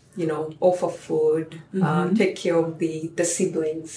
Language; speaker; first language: English; non-native, local second language; Swahili